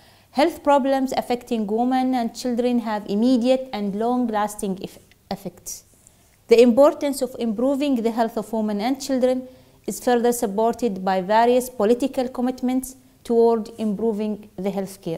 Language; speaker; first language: English; non-native, fluent; Arabic